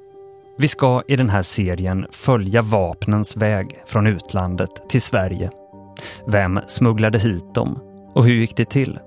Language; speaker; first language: Swedish; native; Swedish